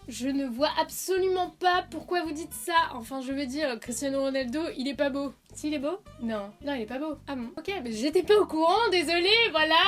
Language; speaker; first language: French; early bilingual, other home language; Portuguese